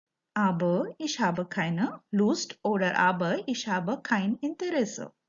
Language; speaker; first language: German; non-native, fluent; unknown